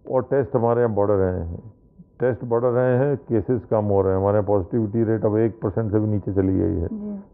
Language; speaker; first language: Hindi; native; Hindi